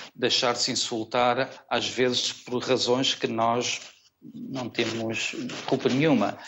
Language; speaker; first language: Portuguese; native; Portuguese